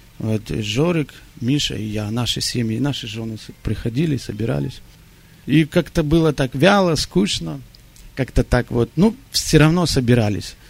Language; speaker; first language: Russian; early bilingual, heritage; Russian